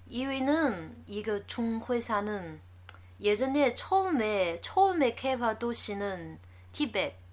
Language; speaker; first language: Korean; non-native, learner; Chinese